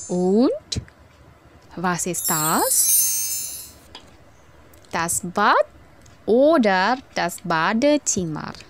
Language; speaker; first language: German; non-native, fluent; Indonesian